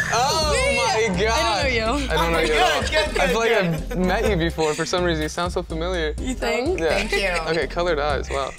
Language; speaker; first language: English; native; English